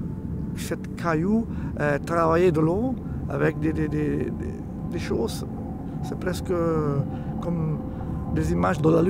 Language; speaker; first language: French; non-native, local second language; Italian